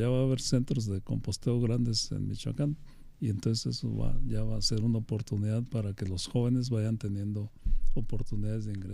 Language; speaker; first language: Spanish; native; Spanish